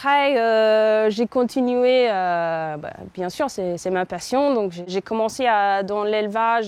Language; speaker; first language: French; non-native, fluent; English